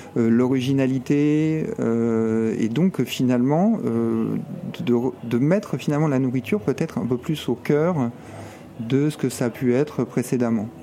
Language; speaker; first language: French; native; French